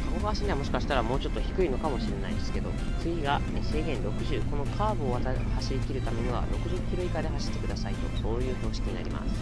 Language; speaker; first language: Japanese; native; Japanese